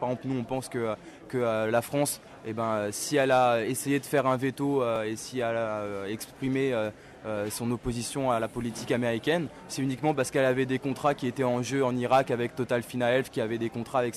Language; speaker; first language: French; native; French